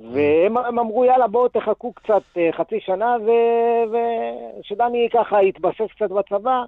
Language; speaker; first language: Hebrew; native; Hebrew